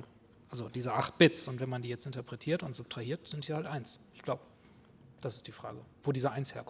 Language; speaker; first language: German; native; German